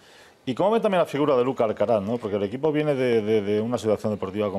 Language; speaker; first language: Spanish; native; Spanish